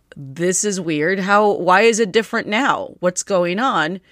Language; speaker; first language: English; native; English